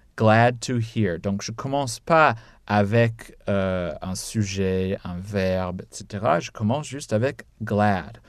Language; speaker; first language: French; non-native, fluent; English